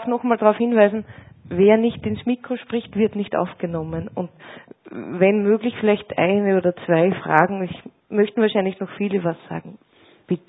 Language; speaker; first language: German; native; German